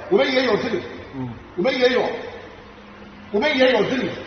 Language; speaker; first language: Chinese; non-native, learner; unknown